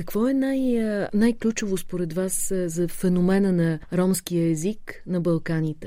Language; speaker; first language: Bulgarian; native; Bulgarian